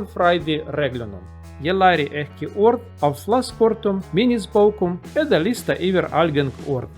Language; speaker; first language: Icelandic; non-native, learner; Russian